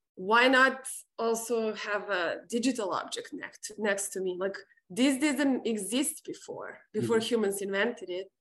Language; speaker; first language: English; non-native, fluent; Serbian